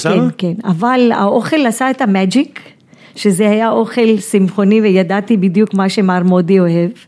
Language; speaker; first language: Hebrew; non-native, fluent; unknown